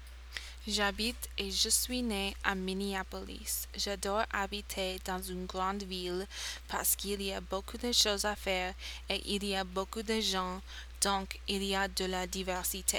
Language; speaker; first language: French; non-native, learner; English